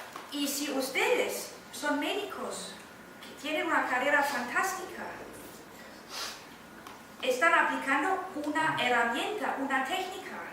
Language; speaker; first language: Spanish; non-native, fluent; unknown